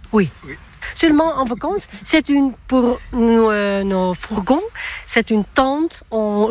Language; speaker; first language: French; non-native, learner; Dutch